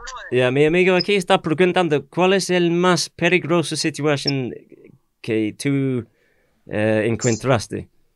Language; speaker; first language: Spanish; non-native, learner; English